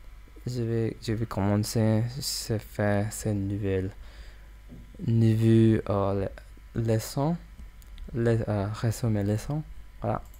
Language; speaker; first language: French; non-native, learner; English